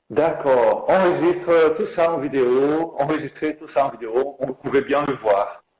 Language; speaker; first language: French; non-native, fluent; Portuguese